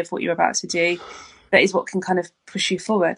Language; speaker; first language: English; native; English